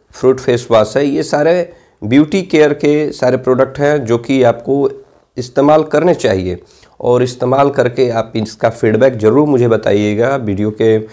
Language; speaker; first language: Hindi; native; Hindi